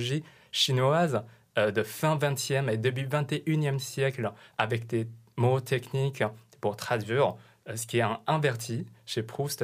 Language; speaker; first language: French; non-native, fluent; Chinese